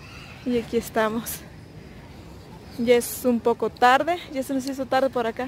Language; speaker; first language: Spanish; native; Spanish